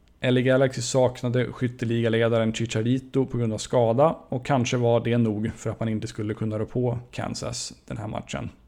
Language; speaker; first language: Swedish; native; Swedish